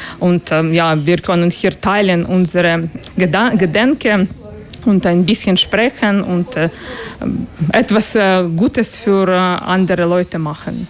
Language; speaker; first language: German; non-native, learner; Ukrainian